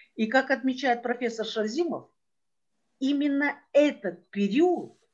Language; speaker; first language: Russian; non-native, local second language; Kyrgyz